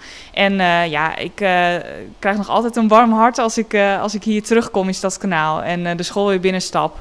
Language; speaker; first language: Dutch; native; Dutch